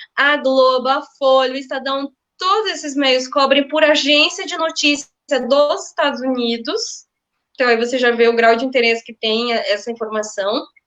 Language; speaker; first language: Portuguese; native; Portuguese